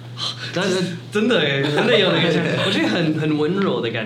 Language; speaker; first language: Chinese; non-native, fluent; French